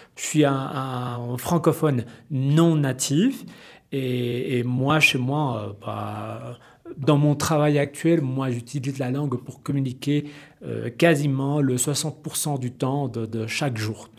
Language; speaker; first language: French; non-native, fluent; Spanish